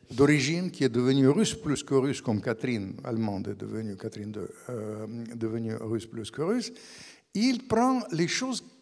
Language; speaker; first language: French; non-native, fluent; Russian